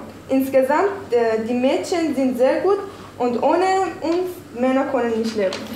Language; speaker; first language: German; non-native, learner; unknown